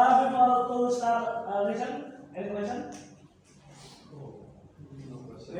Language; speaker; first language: English; non-native, learner; Indonesian